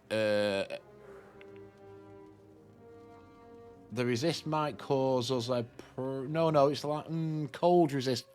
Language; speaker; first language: English; native; English